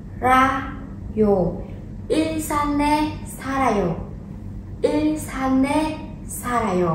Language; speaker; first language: Korean; non-native, fluent; Vietnamese